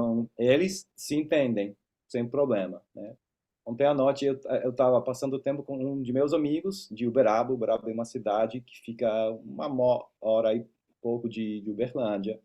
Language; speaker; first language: Portuguese; non-native, fluent; English